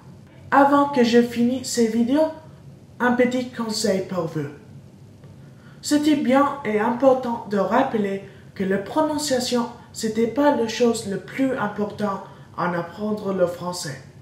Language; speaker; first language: French; non-native, learner; English